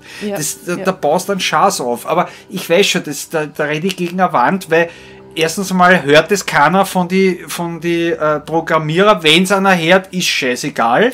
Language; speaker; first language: German; native; German